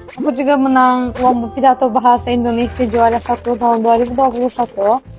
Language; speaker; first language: Indonesian; non-native, fluent; Turkish